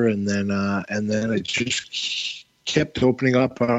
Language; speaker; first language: English; native; English